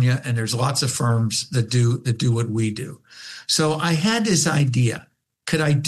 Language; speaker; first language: English; native; English